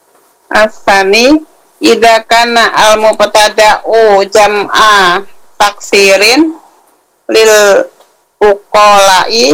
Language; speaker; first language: Arabic; non-native, learner; Indonesian